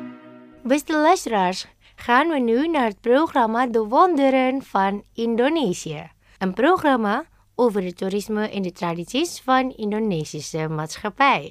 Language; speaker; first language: Dutch; non-native, learner; Indonesian